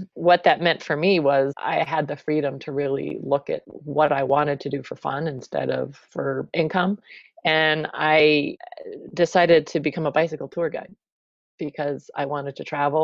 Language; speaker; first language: English; native; English